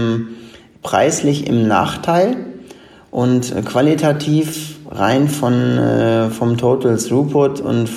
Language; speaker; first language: German; native; German